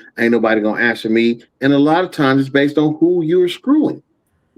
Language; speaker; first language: English; native; English